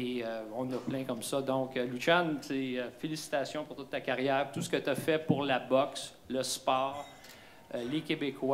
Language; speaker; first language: French; native; French